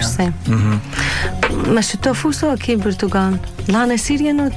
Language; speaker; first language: Portuguese; non-native, learner; Arabic